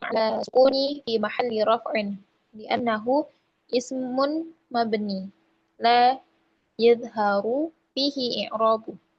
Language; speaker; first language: Arabic; non-native, learner; Indonesian